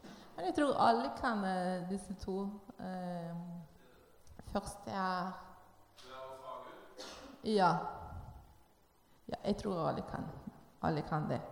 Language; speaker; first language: Norwegian; non-native, learner; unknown